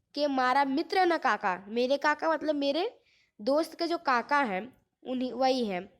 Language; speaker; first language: Hindi; non-native, local second language; Gujarati